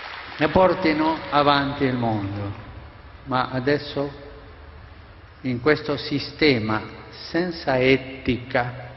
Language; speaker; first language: Italian; non-native, fluent; Spanish